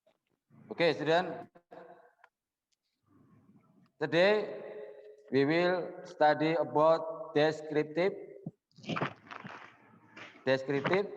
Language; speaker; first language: English; non-native, learner; Indonesian